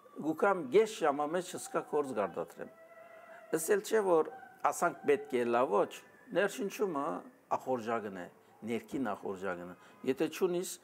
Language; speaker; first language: Armenian; early bilingual, heritage; Armenian